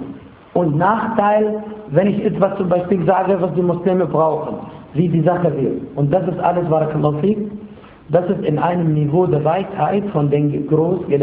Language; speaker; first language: German; non-native, fluent; Arabic